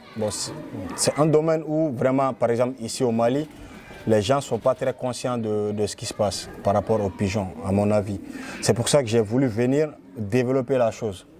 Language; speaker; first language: French; non-native, local second language; Fula